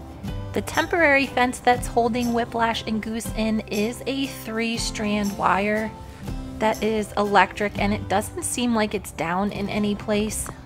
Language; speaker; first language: English; native; English